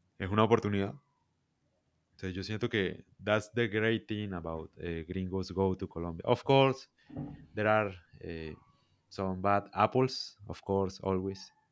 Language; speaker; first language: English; non-native, learner; Spanish